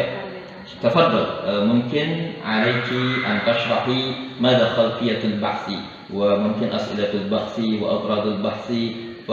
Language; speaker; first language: Arabic; non-native, fluent; Indonesian